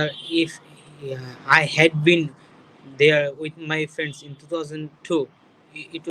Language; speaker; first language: English; non-native, learner; Bangla